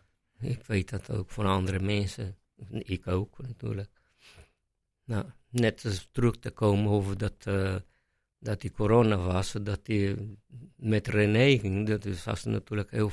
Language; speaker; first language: Dutch; non-native, fluent; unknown